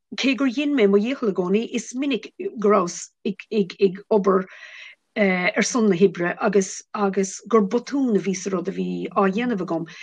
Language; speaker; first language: Irish; non-native, local second language; English